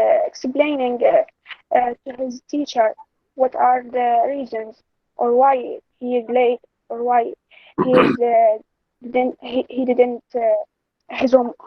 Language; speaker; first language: English; non-native, learner; Arabic